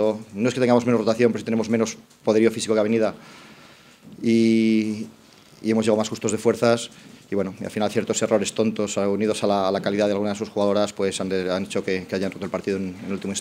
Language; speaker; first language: Spanish; native; Spanish